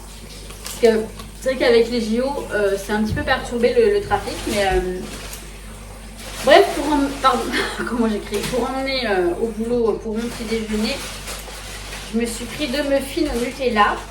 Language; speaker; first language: French; native; French